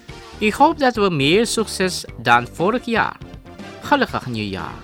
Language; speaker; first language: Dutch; non-native, fluent; Indonesian